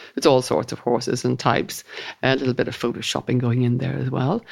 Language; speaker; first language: English; native; English